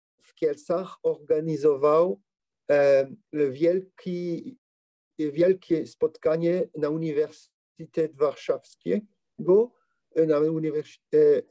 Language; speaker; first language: Polish; non-native, learner; French